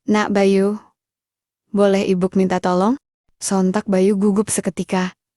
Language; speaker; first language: Indonesian; native; Indonesian